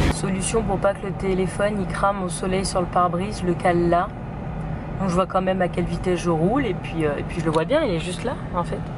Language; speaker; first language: French; native; French